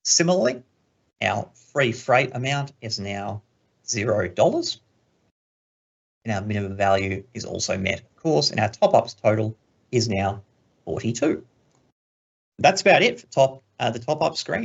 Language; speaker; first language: English; native; English